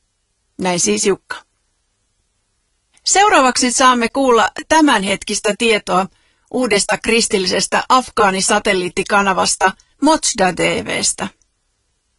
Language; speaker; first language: Finnish; native; Finnish